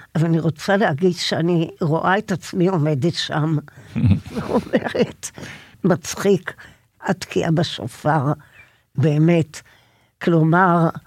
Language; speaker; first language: Hebrew; native; Hebrew